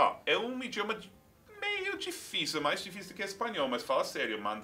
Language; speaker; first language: Portuguese; non-native, fluent; English